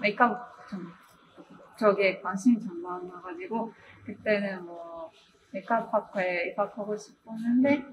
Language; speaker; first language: Korean; non-native, learner; Russian